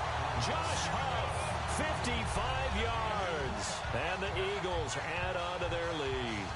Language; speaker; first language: English; native; English